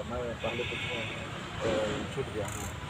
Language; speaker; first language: Hindi; non-native, local second language; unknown